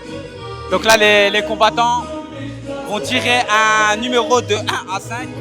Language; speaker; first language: French; native; French